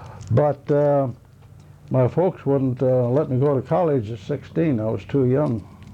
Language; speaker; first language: English; native; English